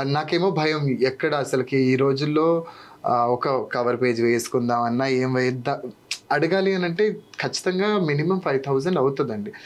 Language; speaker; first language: Telugu; non-native, local second language; Lambadi